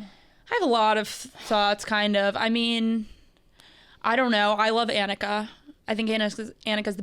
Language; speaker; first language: English; native; English